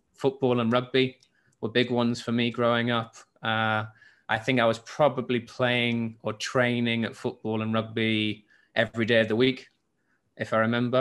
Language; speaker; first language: English; native; English